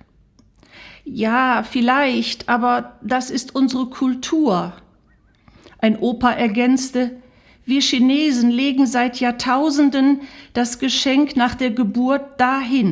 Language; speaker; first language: German; native; German